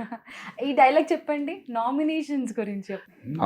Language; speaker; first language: Telugu; native; Telugu